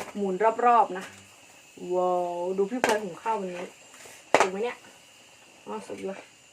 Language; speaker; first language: Thai; non-native, local second language; Karen languages